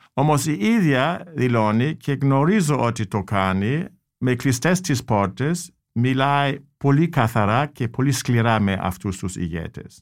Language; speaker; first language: Greek; non-native, fluent; German